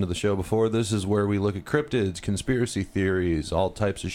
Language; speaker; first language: English; native; English